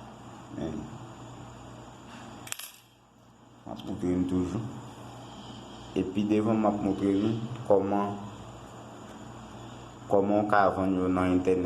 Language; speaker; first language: French; non-native, learner; Haitian Creole